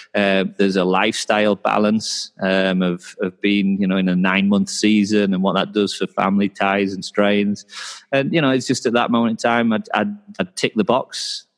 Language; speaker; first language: English; native; English